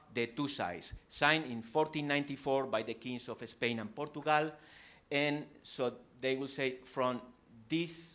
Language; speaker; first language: English; non-native, fluent; Spanish